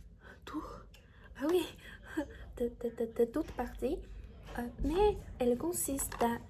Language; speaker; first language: French; non-native, learner; Chinese